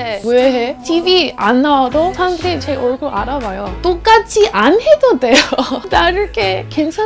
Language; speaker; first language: Korean; non-native, learner; English